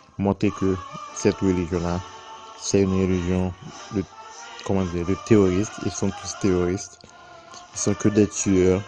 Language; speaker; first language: French; non-native, local second language; Haitian Creole